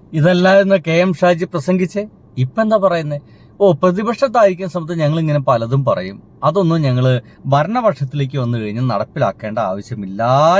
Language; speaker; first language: Malayalam; native; Malayalam